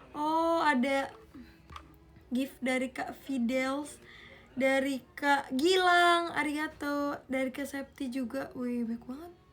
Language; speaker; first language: Indonesian; native; Indonesian